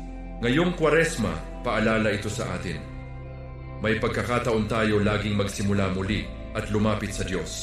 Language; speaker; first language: Filipino; native; Filipino